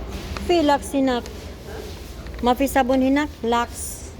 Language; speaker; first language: Arabic; non-native, learner; Filipino